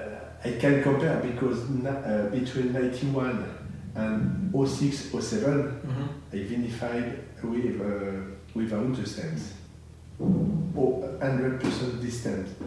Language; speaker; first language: English; non-native, learner; French